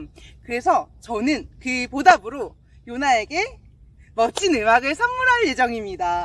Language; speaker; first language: Korean; native; Korean